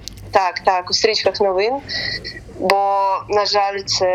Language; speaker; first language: Ukrainian; non-native, local second language; Russian